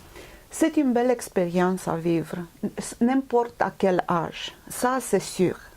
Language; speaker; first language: French; non-native, fluent; Romanian